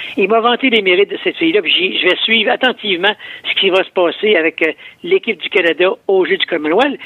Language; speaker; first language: French; native; French